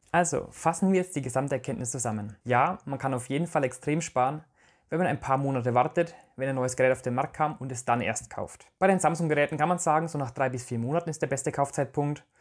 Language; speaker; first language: German; native; German